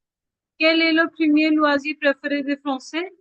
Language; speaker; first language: French; non-native, fluent; Hindi